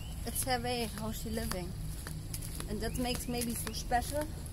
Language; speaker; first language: English; non-native, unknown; German